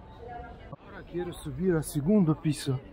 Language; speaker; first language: Spanish; non-native, learner; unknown